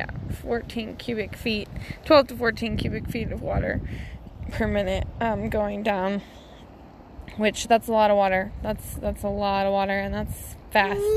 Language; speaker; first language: English; native; English